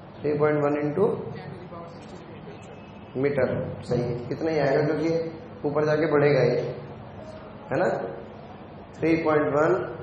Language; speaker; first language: Hindi; native; Hindi